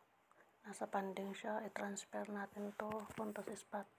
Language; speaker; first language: Filipino; native; Filipino